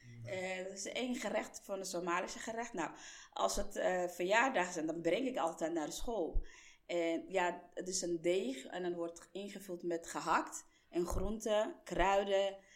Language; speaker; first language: Dutch; non-native, fluent; Somali